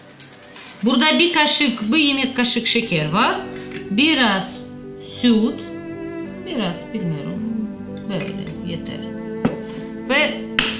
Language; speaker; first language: Turkish; non-native, learner; Russian